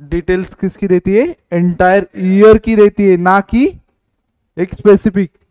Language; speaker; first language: Hindi; non-native, local second language; Marathi